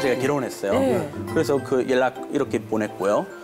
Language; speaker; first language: Korean; non-native, fluent; English